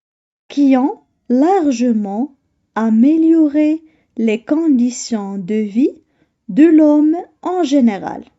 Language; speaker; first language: French; non-native, local second language; Arabic